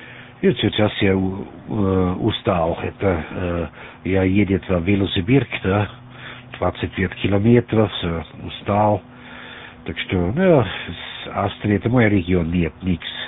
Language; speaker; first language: Russian; non-native, learner; German